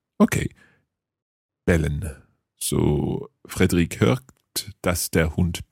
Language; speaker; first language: German; non-native, fluent; English